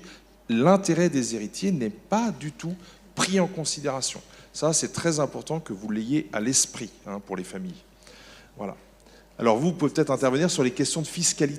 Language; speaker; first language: French; native; French